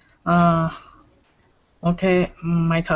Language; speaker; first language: English; non-native, learner; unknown